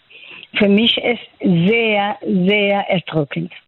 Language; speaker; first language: German; non-native, fluent; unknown